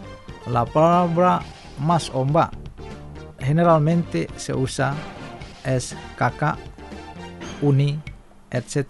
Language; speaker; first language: Spanish; non-native, fluent; Indonesian